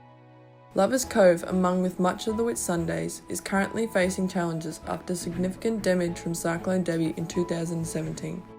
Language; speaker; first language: English; native; English